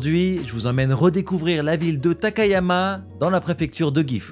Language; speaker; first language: French; native; French